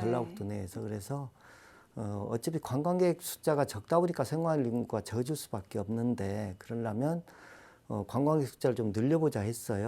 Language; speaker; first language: Korean; native; Korean